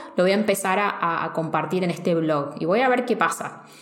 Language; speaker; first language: Spanish; native; Spanish